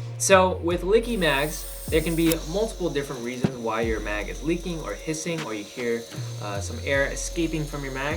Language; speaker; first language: English; native; English